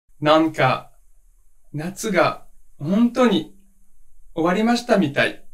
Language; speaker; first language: Japanese; non-native, fluent; French